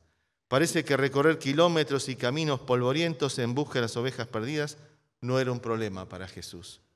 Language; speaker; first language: Spanish; native; Spanish